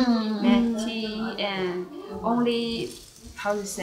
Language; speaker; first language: English; non-native, learner; Burmese